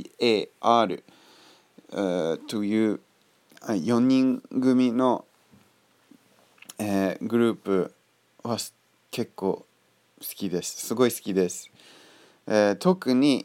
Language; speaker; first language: Japanese; non-native, fluent; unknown